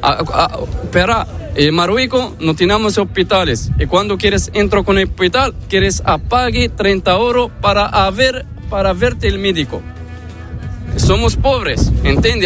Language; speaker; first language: Spanish; non-native, learner; Arabic